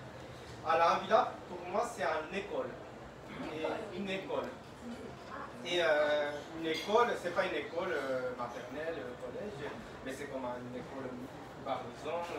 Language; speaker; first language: French; non-native, fluent; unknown